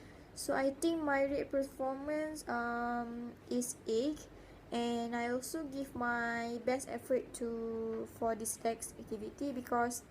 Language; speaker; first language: English; non-native, learner; Malay